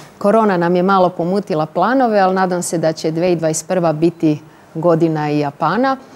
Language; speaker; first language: Croatian; native; Croatian